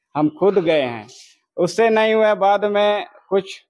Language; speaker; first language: Hindi; native; Hindi